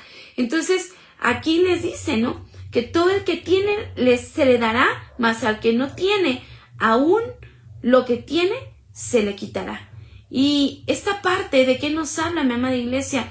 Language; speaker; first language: Spanish; native; Spanish